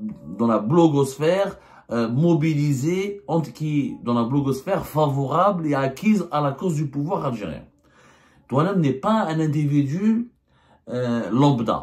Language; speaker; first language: French; non-native, local second language; Arabic